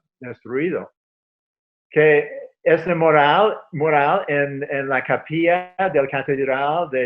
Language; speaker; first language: Spanish; non-native, fluent; English